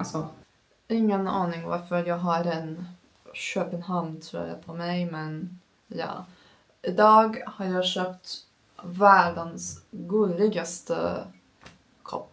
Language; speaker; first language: Swedish; non-native, learner; Turkish